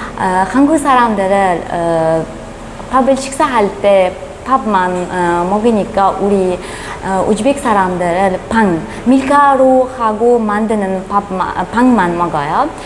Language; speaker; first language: Korean; non-native, learner; Uzbek